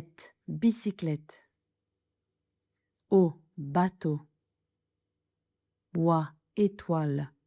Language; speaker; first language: French; non-native, fluent; Serbian